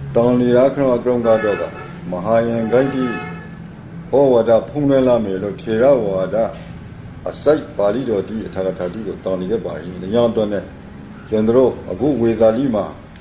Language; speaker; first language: Burmese; native; Burmese